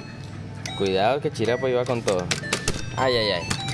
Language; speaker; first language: Spanish; native; Spanish